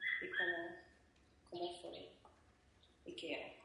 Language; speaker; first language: Spanish; non-native, learner; English